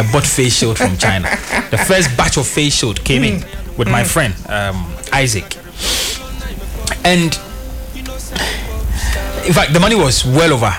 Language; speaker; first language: English; non-native, local second language; Akan